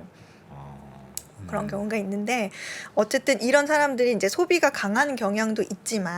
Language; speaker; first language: Korean; native; Korean